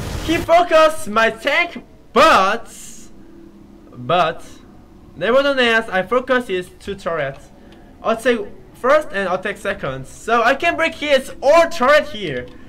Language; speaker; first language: English; non-native, learner; Korean